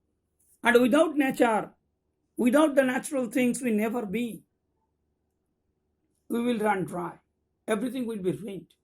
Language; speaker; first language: English; non-native, local second language; Bangla